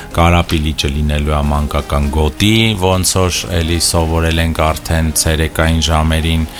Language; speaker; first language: Armenian; native; Armenian